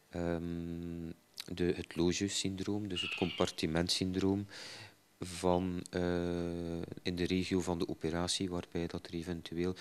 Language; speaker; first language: Dutch; native; Dutch